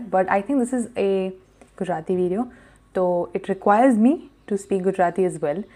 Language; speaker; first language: English; non-native, local second language; Gujarati